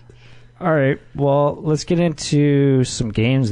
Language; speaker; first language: English; native; English